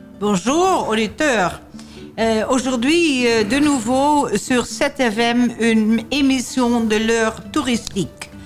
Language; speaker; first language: French; non-native, learner; Dutch